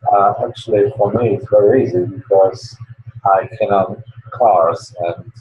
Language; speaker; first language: English; non-native, learner; Polish